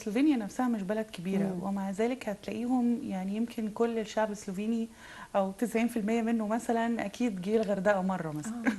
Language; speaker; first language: Arabic; native; Arabic